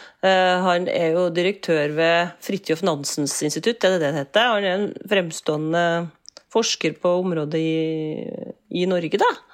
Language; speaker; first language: Norwegian; native; Norwegian